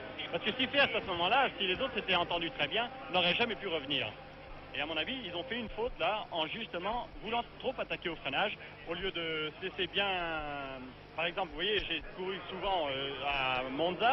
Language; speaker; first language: French; native; French